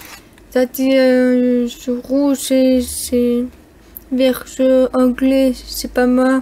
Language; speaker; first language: French; non-native, learner; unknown